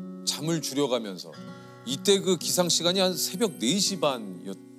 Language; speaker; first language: Korean; native; Korean